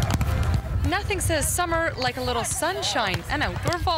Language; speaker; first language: English; native; English